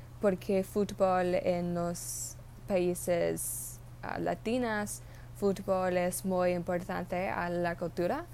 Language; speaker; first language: Spanish; non-native, learner; English